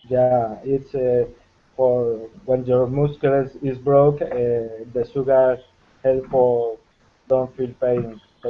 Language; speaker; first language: English; non-native, learner; Spanish